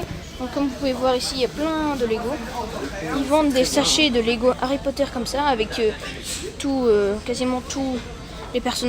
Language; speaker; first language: French; native; French